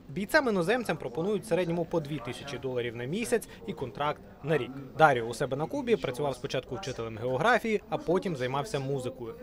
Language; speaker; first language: Ukrainian; native; Ukrainian